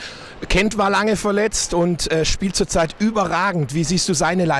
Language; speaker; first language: German; native; German